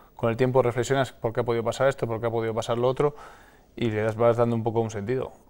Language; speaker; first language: Spanish; native; Spanish